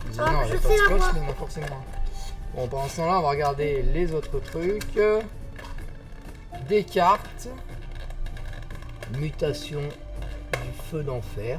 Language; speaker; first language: French; native; French